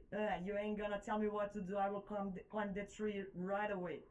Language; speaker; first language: English; non-native, fluent; Serbian